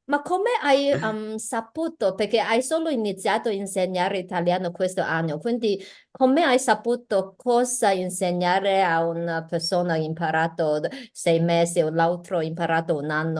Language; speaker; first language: Italian; non-native, learner; Chinese